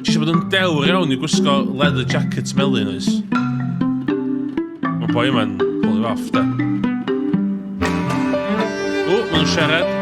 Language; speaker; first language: Welsh; native; Welsh